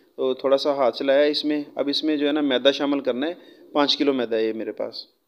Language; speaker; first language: Urdu; non-native, local second language; Punjabi